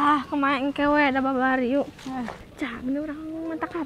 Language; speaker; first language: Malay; non-native, local second language; Sundanese